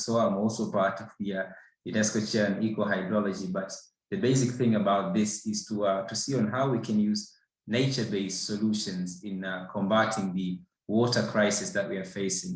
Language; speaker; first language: English; non-native, local second language; Swahili